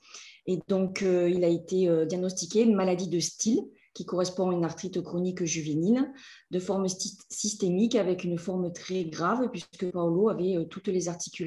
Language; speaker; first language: French; native; French